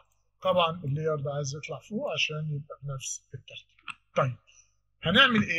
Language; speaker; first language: Arabic; native; Arabic